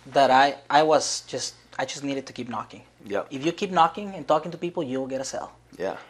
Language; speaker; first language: English; non-native, fluent; Spanish